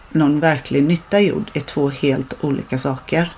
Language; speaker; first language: Swedish; native; Swedish